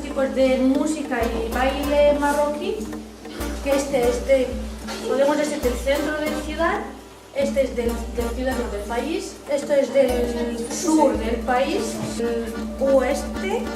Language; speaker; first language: Spanish; non-native, learner; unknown